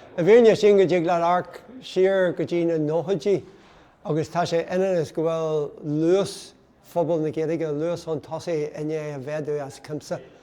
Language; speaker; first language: Irish; non-native, local second language; English